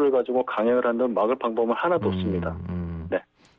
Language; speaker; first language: Korean; native; Korean